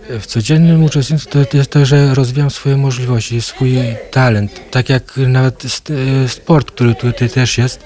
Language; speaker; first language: Polish; native; Polish